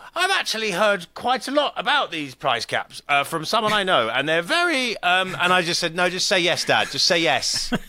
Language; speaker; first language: English; native; English